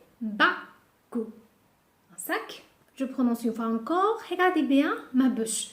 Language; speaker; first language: French; non-native, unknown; Japanese